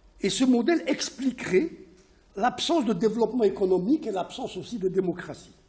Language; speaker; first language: French; non-native, local second language; Arabic